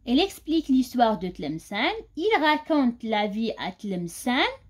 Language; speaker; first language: French; non-native, local second language; Arabic